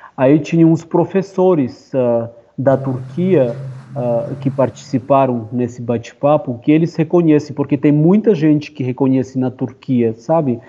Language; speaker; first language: Portuguese; non-native, fluent; Armenian